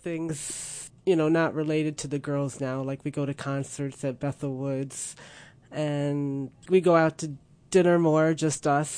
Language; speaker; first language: English; native; English